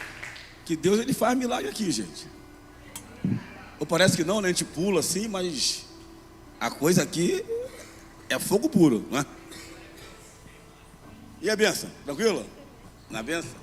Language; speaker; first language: Portuguese; native; Portuguese